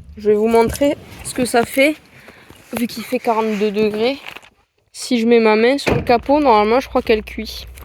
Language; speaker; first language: French; native; French